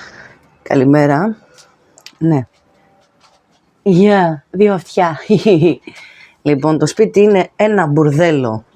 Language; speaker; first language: Greek; native; Greek